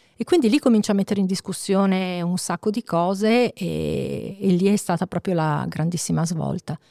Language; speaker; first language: Italian; native; Italian